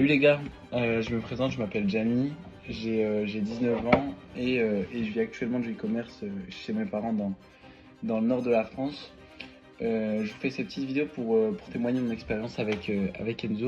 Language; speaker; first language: French; native; French